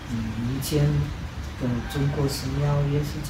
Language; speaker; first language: Chinese; non-native, fluent; Czech